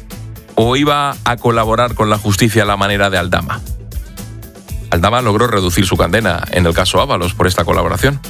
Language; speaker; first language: Spanish; native; Spanish